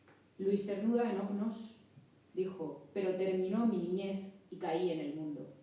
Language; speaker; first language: Spanish; native; Spanish